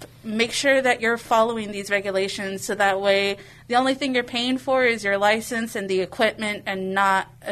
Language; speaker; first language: English; native; English